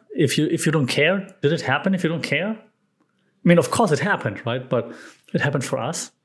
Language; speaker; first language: English; non-native, fluent; German